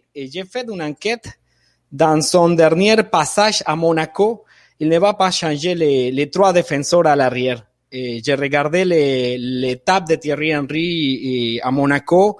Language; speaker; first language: French; non-native, fluent; Spanish